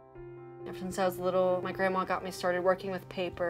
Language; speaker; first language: English; native; English